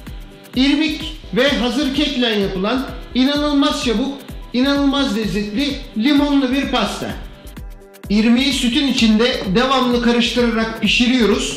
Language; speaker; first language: Turkish; native; Turkish